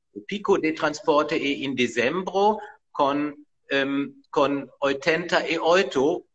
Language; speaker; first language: Portuguese; non-native, learner; German